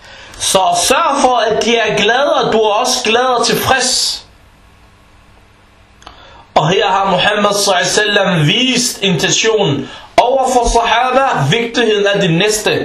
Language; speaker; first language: Danish; early bilingual, other home language; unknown